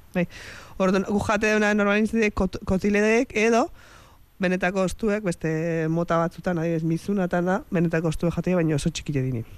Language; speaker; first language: Basque; native; Basque